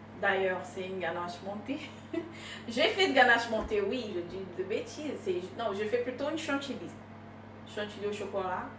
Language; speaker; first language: French; non-native, fluent; Portuguese